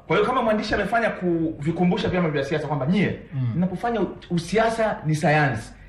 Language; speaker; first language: Swahili; native; Swahili